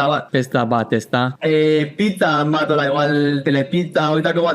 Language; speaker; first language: Basque; native; Basque